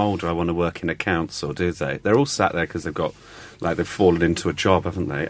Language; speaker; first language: English; native; English